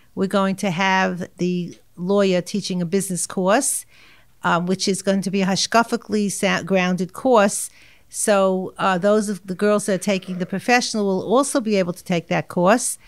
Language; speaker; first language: English; native; English